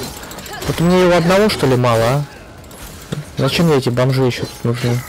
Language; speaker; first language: Russian; native; Russian